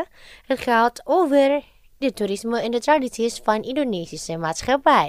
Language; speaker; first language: Dutch; non-native, fluent; Indonesian